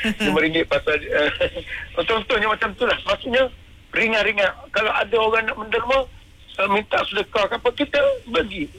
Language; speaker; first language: Malay; native; Malay